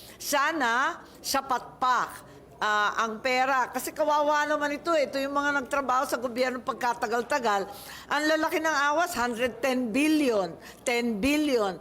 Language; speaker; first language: Filipino; native; Filipino